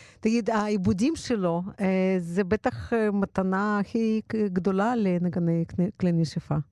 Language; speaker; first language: Hebrew; non-native, fluent; Russian